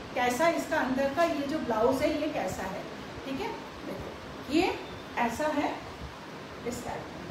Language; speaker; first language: Hindi; non-native, local second language; Bangla